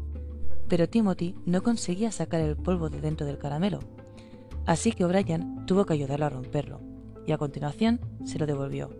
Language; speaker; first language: Spanish; native; Spanish